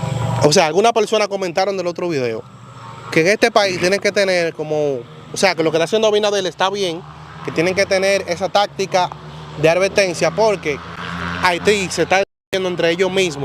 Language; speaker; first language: Spanish; native; Spanish